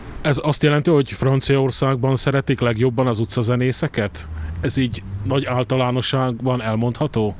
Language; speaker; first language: Hungarian; native; Hungarian